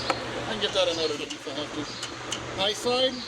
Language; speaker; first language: English; native; English